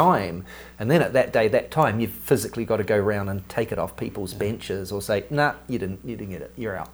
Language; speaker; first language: English; native; English